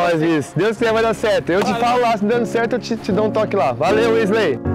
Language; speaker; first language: Portuguese; native; Portuguese